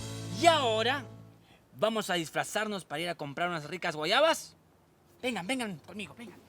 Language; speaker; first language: Spanish; native; Spanish